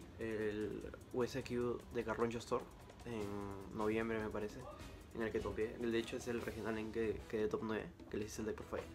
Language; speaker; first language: Spanish; native; Spanish